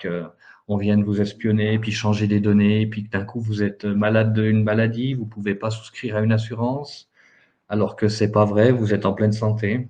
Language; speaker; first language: French; native; French